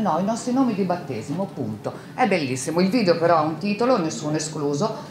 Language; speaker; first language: Italian; native; Italian